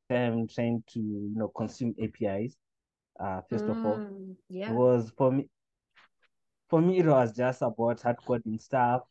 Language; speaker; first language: English; non-native, local second language; Shona